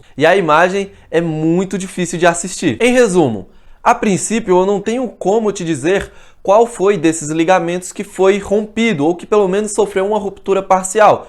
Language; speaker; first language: Portuguese; native; Portuguese